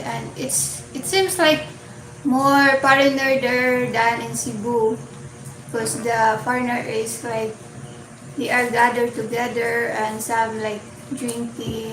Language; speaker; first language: English; non-native, local second language; Filipino